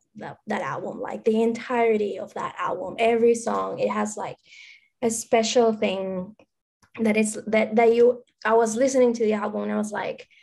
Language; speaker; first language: English; non-native, fluent; Spanish